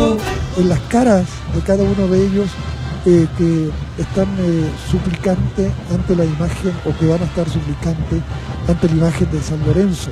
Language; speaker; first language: Spanish; native; Spanish